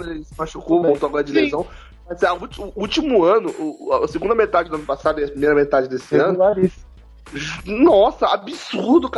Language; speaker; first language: Portuguese; native; Portuguese